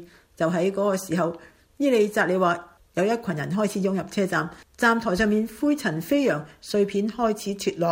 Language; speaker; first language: Chinese; non-native, local second language; Cantonese